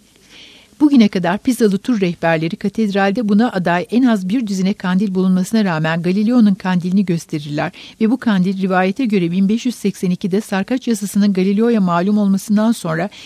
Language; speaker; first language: Turkish; native; Turkish